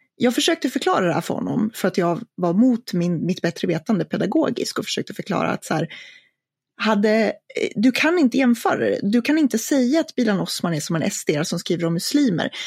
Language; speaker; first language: Swedish; native; Swedish